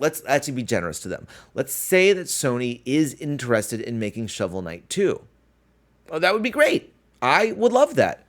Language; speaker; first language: English; native; English